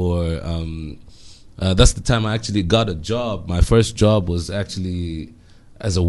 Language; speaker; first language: English; non-native, local second language; Bemba